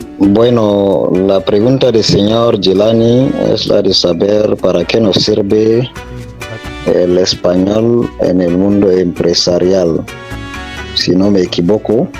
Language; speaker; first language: Spanish; non-native, fluent; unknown